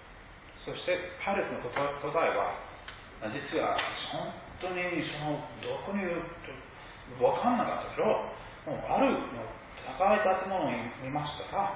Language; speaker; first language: Japanese; non-native, fluent; English